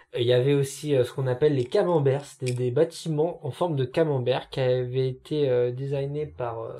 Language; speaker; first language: French; native; French